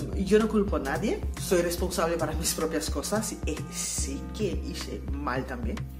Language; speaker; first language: Spanish; non-native, fluent; Papiamento